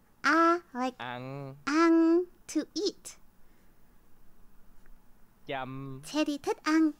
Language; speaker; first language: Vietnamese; early bilingual, heritage; Vietnamese